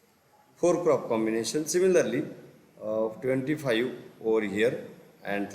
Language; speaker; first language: English; non-native, local second language; Marathi